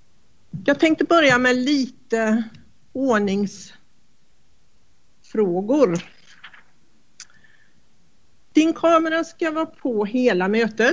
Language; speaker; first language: Swedish; native; Swedish